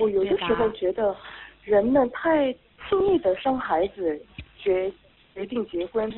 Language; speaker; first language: Chinese; non-native, fluent; Korean